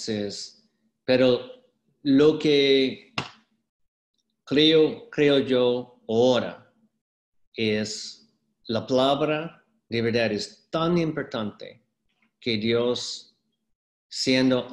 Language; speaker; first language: Spanish; non-native, fluent; English